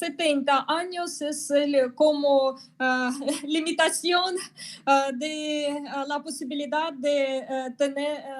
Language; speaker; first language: Spanish; non-native, fluent; Russian